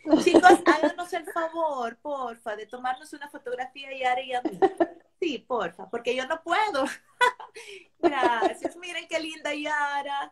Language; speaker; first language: Spanish; native; Spanish